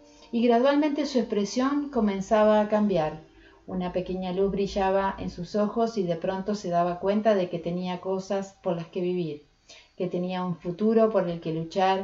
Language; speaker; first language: Spanish; native; Spanish